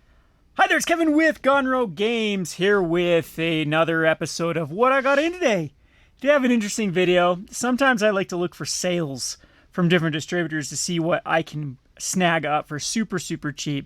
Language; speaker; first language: English; native; English